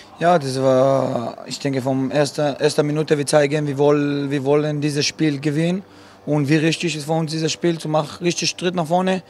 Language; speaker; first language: German; non-native, learner; Hebrew